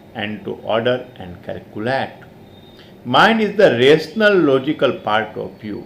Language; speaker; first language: English; non-native, local second language; Gujarati